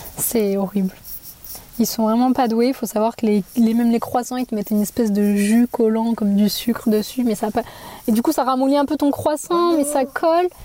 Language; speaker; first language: French; native; French